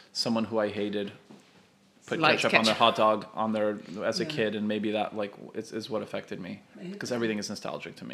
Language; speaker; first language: English; non-native, fluent; Polish